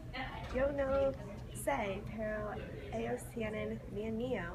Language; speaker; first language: Spanish; non-native, learner; English